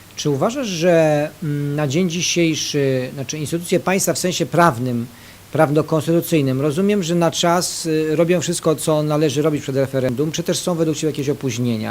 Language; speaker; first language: Polish; native; Polish